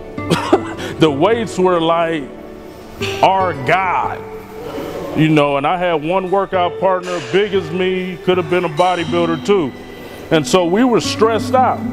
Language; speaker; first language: English; native; English